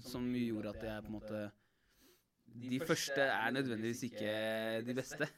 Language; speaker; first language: Norwegian; native; Norwegian